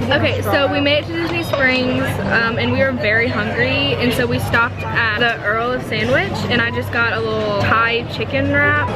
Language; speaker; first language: English; native; English